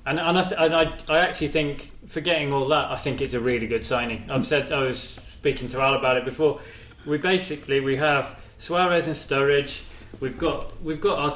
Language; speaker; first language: English; native; English